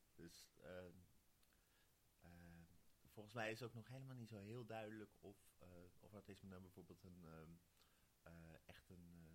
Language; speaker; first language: Dutch; native; Dutch